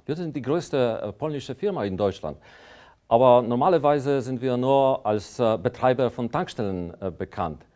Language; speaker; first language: German; non-native, fluent; Polish